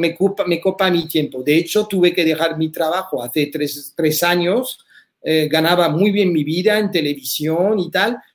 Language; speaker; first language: Spanish; early bilingual, heritage; French